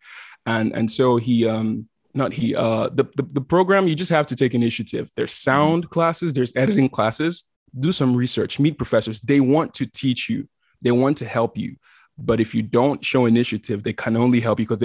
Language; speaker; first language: English; non-native, local second language; Igbo